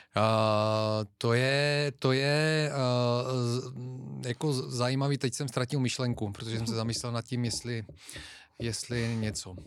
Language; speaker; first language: Czech; non-native, fluent; Bulgarian